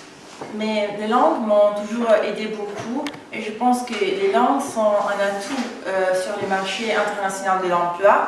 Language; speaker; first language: French; non-native, fluent; Italian